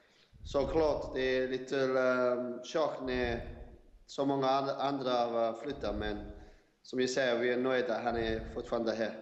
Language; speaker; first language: Swedish; non-native, fluent; English